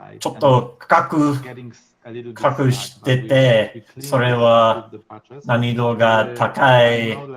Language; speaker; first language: Japanese; non-native, learner; English